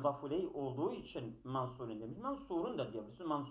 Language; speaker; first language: Turkish; native; Turkish